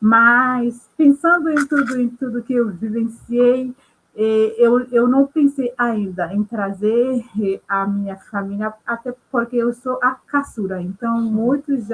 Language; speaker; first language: Portuguese; non-native, local second language; Haitian Creole